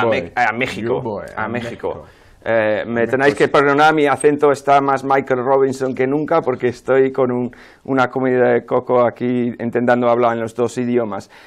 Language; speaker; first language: Spanish; non-native, fluent; English